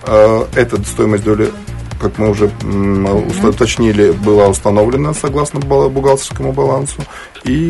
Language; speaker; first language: Russian; native; Russian